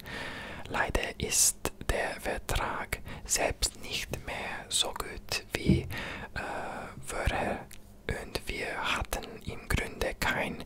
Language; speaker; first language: German; non-native, learner; English